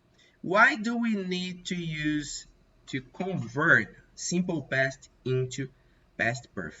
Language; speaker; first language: English; non-native, fluent; Portuguese